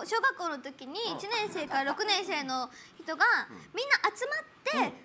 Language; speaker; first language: Japanese; native; Japanese